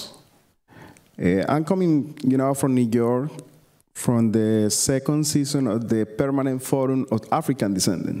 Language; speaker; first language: English; non-native, learner; Spanish